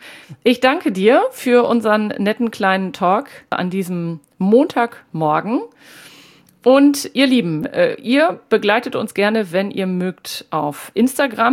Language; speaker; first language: German; native; German